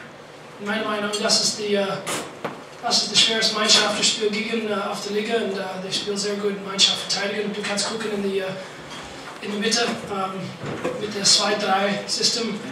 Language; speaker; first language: German; non-native, learner; English